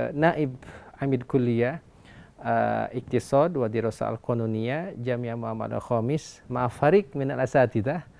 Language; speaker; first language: Arabic; non-native, fluent; Indonesian